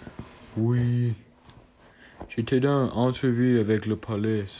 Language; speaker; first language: French; non-native, learner; English